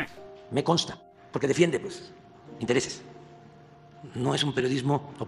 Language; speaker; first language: Spanish; native; Spanish